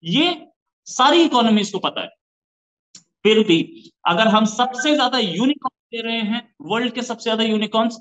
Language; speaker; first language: Hindi; native; Hindi